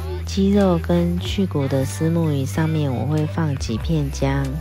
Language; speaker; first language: Chinese; native; Chinese